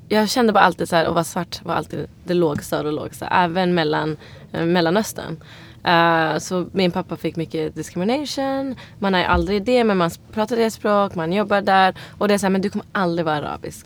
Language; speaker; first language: Swedish; early bilingual, other home language; Somali